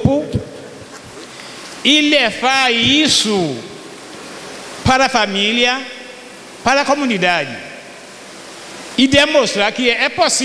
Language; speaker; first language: Portuguese; non-native, fluent; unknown